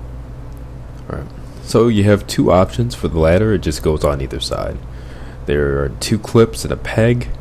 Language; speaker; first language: English; native; English